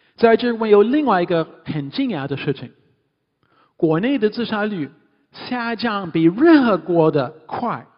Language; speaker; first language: Chinese; non-native, fluent; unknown